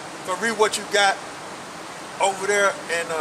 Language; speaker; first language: English; native; English